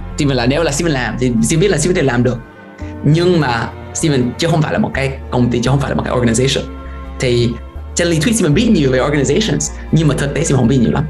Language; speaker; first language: Vietnamese; non-native, fluent; English